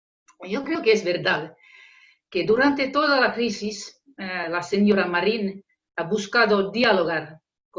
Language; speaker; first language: Spanish; non-native, fluent; Finnish